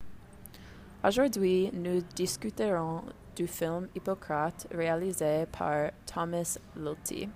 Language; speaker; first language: French; non-native, learner; English